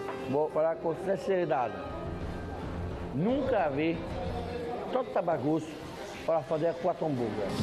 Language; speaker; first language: Portuguese; non-native, fluent; French